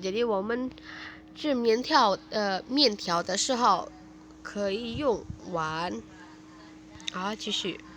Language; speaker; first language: Chinese; non-native, fluent; Indonesian